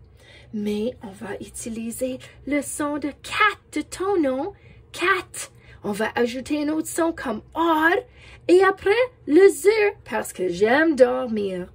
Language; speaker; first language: French; non-native, fluent; English